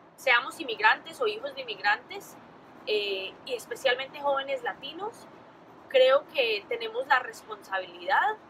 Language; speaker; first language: Spanish; early bilingual, heritage; Spanish